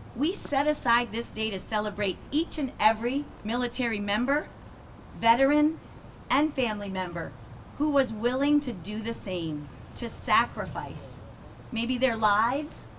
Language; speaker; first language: English; native; English